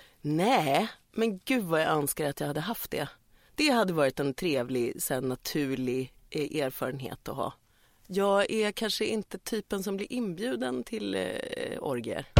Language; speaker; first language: Swedish; native; Swedish